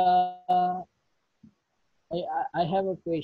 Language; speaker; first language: English; non-native, learner; Indonesian